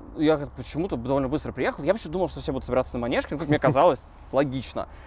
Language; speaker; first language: Russian; native; Russian